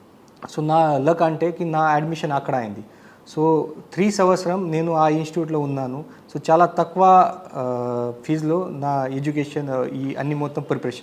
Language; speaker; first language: Telugu; non-native, local second language; Marathi